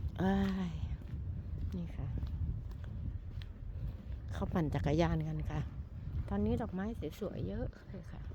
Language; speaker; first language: Thai; native; Thai